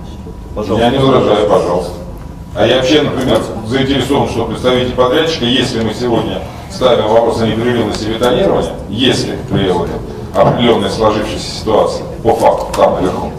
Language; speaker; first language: Russian; native; Russian